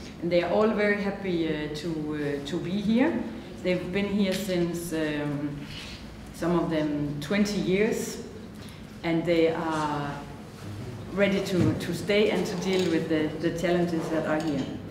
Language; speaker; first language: English; non-native, fluent; Danish